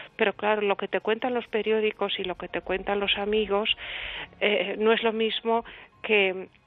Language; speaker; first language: Spanish; early bilingual, other home language; Russian